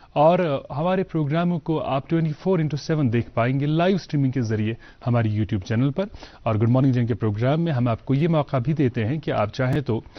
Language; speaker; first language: Hindi; non-native, local second language; Kashmiri